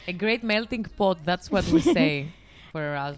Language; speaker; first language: English; non-native, fluent; Greek